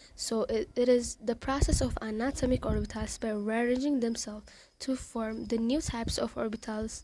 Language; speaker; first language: English; non-native, local second language; Amharic